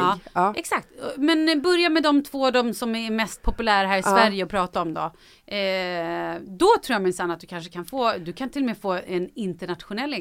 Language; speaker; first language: Swedish; native; Swedish